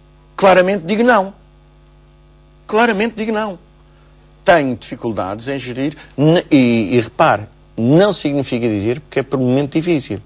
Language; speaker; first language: Portuguese; native; Portuguese